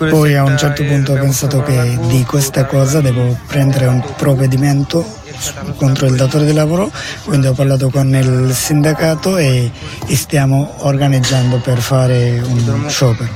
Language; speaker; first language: Italian; non-native, learner; Bangla